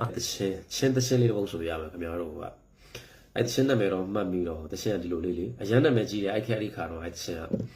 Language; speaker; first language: Burmese; non-native, local second language; Mizo